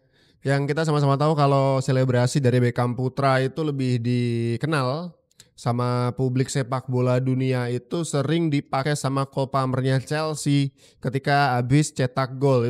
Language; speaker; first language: Indonesian; native; Indonesian